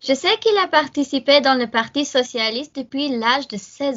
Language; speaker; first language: French; non-native, learner; Dutch